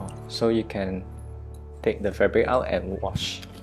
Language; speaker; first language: English; non-native, local second language; Chinese